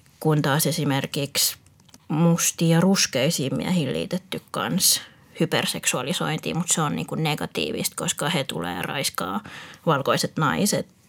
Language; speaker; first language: Finnish; early bilingual, other home language; Vietnamese